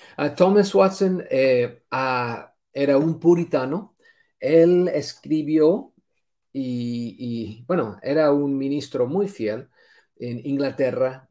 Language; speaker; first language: Spanish; non-native, fluent; English